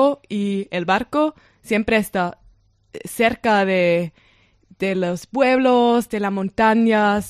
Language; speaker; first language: Spanish; non-native, learner; German